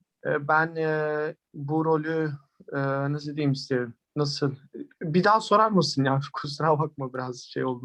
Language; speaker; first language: Turkish; early bilingual, heritage; Turkish